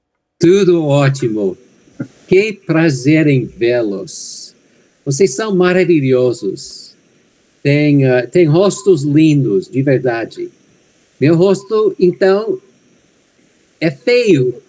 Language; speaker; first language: Portuguese; non-native, fluent; English